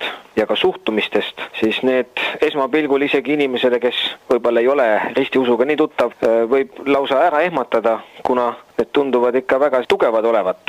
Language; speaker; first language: Estonian; native; Estonian